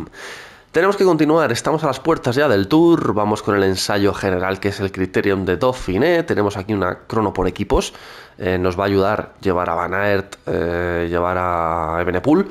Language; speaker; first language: Spanish; native; Spanish